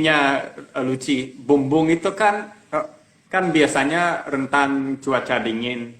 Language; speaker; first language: Indonesian; non-native, fluent; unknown